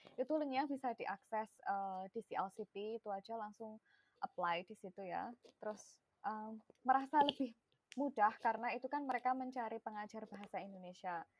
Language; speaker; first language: Indonesian; non-native, local second language; Javanese